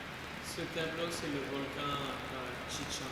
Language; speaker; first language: French; non-native, fluent; Spanish